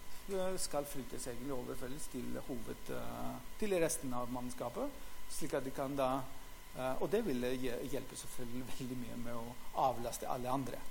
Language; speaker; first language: Norwegian; non-native, fluent; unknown